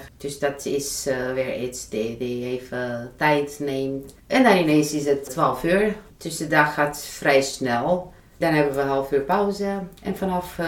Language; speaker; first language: Dutch; non-native, fluent; Romanian